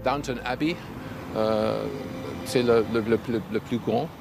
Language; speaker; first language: French; non-native, learner; English